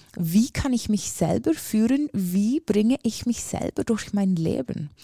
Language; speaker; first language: German; native; German